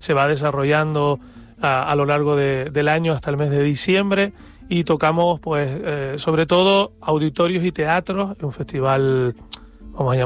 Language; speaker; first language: Spanish; native; Spanish